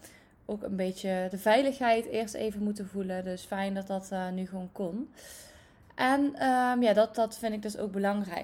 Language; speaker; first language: Dutch; native; Dutch